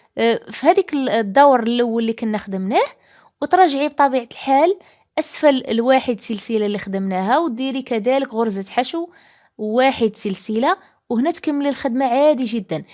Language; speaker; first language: Arabic; native; Arabic